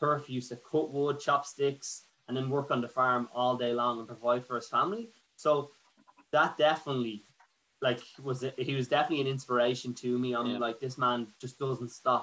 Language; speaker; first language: English; native; English